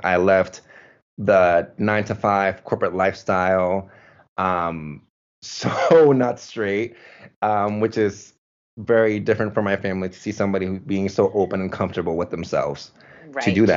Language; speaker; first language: English; early bilingual, other home language; Spanish